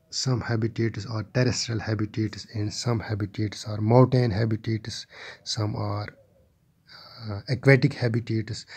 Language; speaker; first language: English; non-native, local second language; Kashmiri